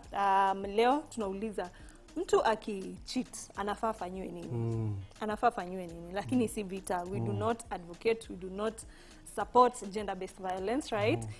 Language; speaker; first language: Swahili; native; Swahili